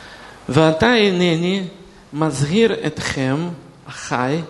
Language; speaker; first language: Hebrew; non-native, fluent; Russian